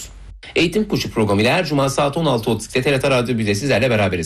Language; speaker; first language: Turkish; native; Turkish